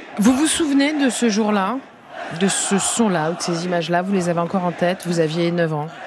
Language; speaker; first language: French; native; French